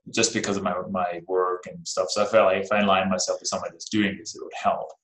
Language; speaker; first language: English; non-native, fluent; Danish